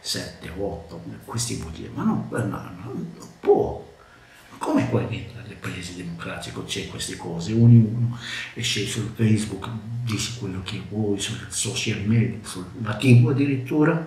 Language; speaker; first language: Italian; non-native, learner; Arabic